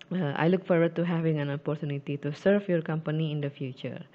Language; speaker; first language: English; non-native, fluent; Indonesian